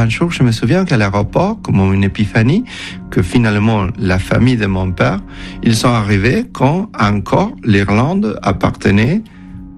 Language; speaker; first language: French; non-native, fluent; Spanish